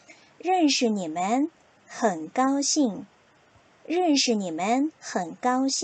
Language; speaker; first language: Chinese; non-native, fluent; Korean